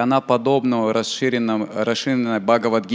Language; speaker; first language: Russian; native; Russian